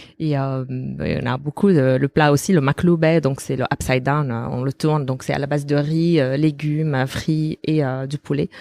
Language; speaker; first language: French; non-native, fluent; Arabic